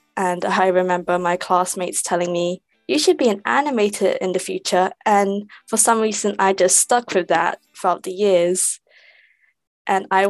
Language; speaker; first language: English; native; English